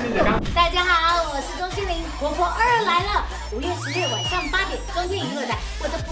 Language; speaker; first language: Chinese; native; Chinese